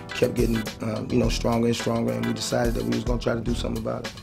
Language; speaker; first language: English; native; English